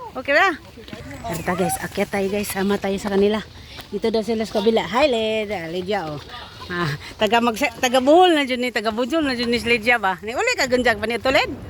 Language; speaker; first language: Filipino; non-native, local second language; Cebuano